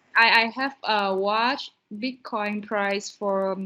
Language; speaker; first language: English; non-native, learner; Vietnamese